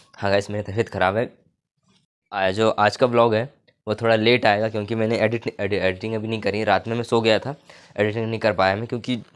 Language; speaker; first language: Hindi; native; Hindi